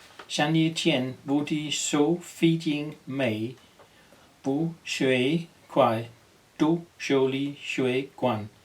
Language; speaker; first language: Chinese; non-native, learner; Danish